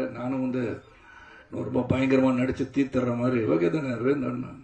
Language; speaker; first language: Tamil; native; Tamil